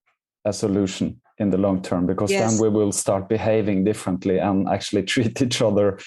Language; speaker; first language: English; non-native, fluent; Norwegian